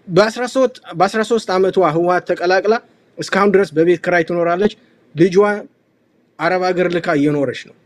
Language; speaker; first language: Amharic; non-native, local second language; Tigrinya